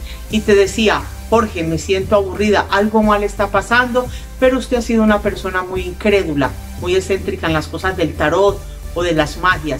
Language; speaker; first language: Spanish; native; Spanish